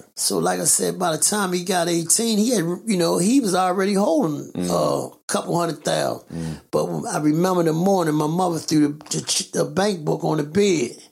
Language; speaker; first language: English; native; English